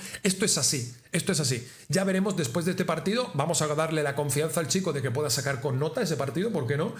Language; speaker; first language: Spanish; native; Spanish